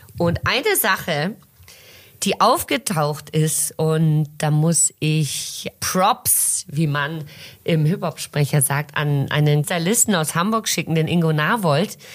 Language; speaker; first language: German; early bilingual, heritage; German